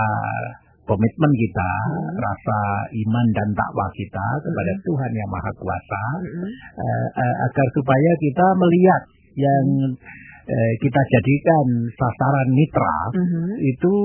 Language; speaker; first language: Indonesian; non-native, local second language; Javanese